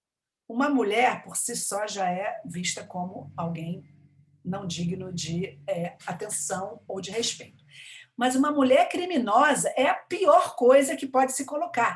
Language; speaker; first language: Portuguese; native; Portuguese